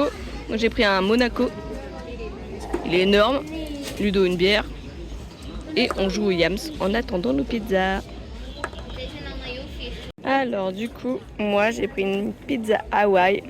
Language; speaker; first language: French; native; French